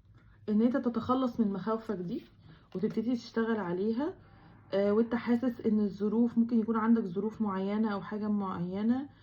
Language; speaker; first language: Arabic; native; Arabic